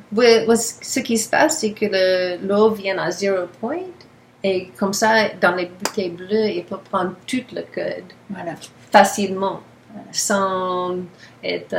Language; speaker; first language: French; non-native, learner; English